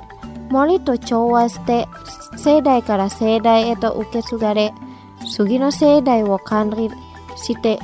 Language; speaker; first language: Japanese; non-native, fluent; Indonesian